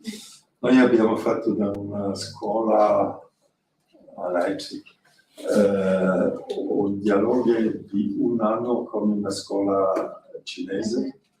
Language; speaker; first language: Italian; non-native, learner; French